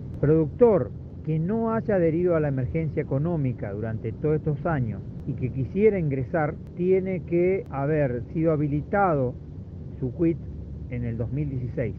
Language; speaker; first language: Spanish; native; Spanish